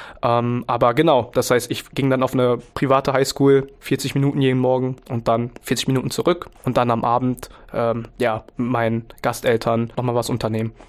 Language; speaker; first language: German; early bilingual, other home language; Vietnamese